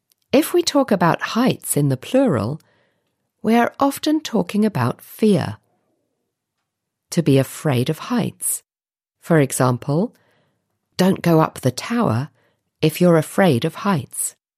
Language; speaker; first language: English; native; English